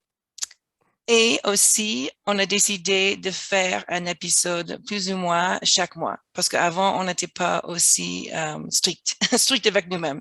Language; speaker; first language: French; non-native, fluent; English